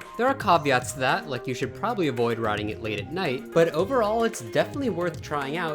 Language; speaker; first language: English; native; English